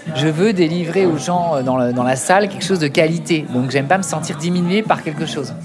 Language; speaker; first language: French; native; French